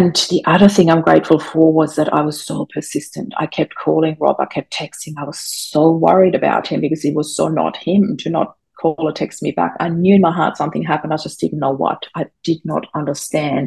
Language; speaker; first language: English; non-native, fluent; German